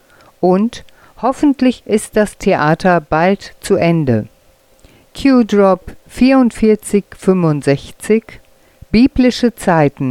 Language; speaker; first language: German; native; German